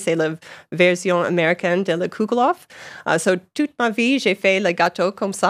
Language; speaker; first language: French; non-native, learner; English